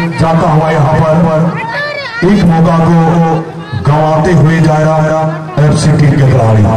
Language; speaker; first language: Hindi; native; Hindi